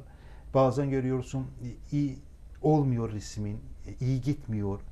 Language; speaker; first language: Turkish; non-native, local second language; Azerbaijani